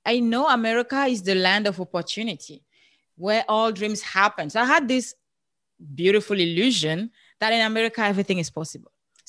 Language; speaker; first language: English; non-native, local second language; French